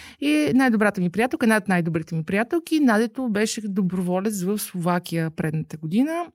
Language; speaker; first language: Bulgarian; native; Bulgarian